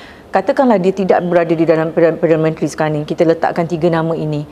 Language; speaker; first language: Malay; native; Malay